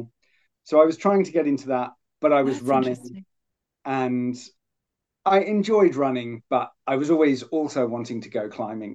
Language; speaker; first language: English; native; English